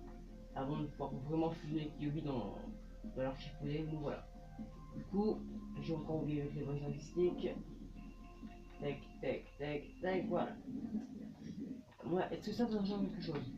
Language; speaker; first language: French; native; French